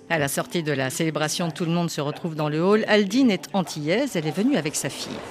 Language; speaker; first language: French; native; French